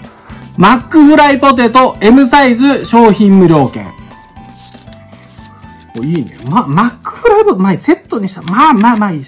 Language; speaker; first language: Japanese; native; Japanese